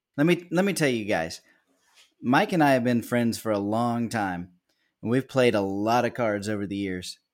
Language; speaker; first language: English; native; English